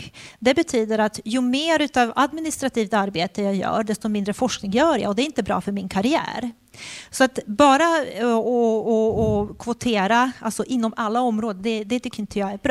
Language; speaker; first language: Swedish; non-native, fluent; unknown